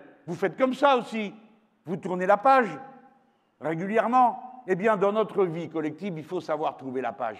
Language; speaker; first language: French; native; French